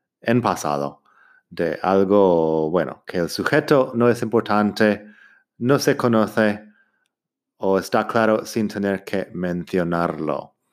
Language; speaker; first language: Spanish; non-native, fluent; English